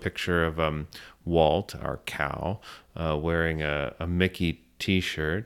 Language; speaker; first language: English; native; English